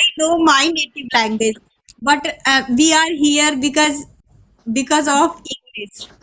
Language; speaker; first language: English; non-native, learner; Hindi